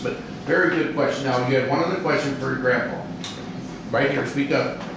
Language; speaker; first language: English; native; English